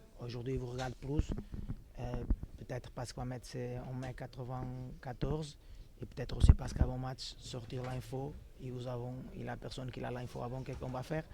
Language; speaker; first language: French; non-native, fluent; Portuguese